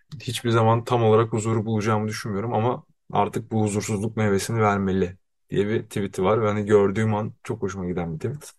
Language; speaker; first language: Turkish; native; Turkish